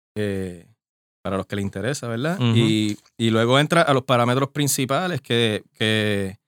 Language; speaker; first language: Spanish; native; Spanish